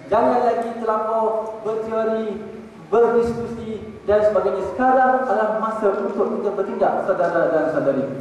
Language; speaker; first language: Malay; native; Malay